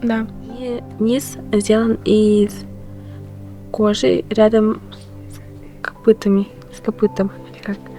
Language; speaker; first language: Russian; non-native, local second language; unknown